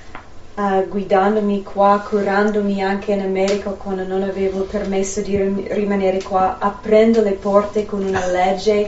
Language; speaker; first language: Italian; non-native, fluent; English